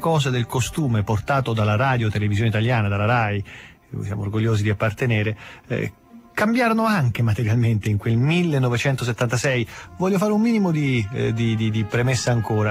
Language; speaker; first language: Italian; native; Italian